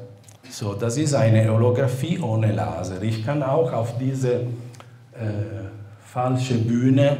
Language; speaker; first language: German; non-native, fluent; Italian